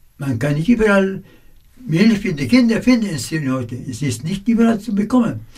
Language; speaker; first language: German; non-native, fluent; Arabic